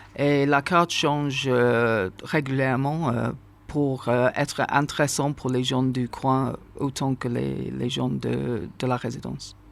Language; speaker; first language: French; non-native, fluent; English